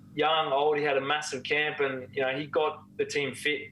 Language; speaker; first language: English; native; English